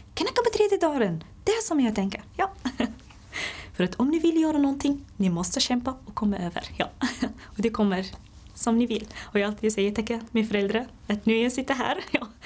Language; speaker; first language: Swedish; non-native, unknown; Somali